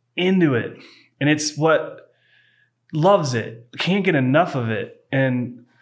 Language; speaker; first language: English; native; English